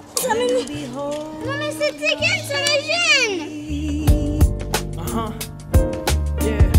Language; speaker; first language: French; early bilingual, heritage; English